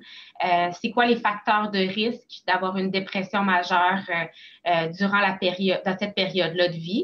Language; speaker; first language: French; native; French